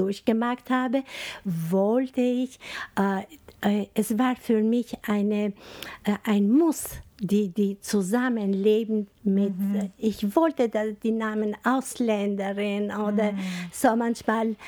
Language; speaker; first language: German; non-native, fluent; Albanian